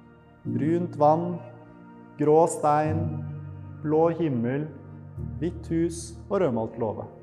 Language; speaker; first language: Norwegian; native; Norwegian